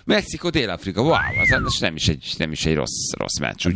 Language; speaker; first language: Hungarian; native; Hungarian